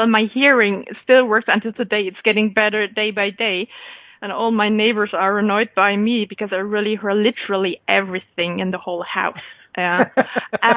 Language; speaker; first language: English; non-native, fluent; German